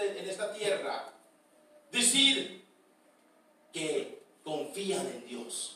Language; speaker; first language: Spanish; early bilingual, heritage; Spanish